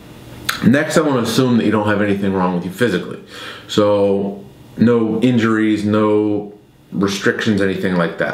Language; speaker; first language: English; native; English